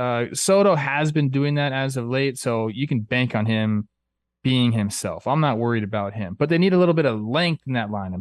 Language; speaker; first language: English; native; English